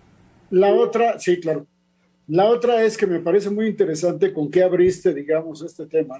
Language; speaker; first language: Spanish; native; Spanish